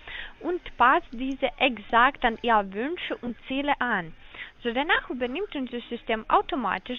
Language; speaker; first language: German; non-native, learner; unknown